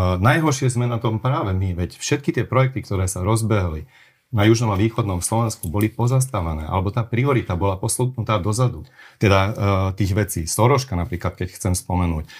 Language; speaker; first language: Slovak; non-native, local second language; Hungarian